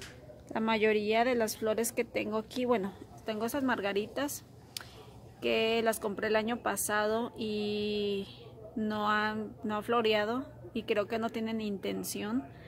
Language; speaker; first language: Spanish; early bilingual, heritage; Spanish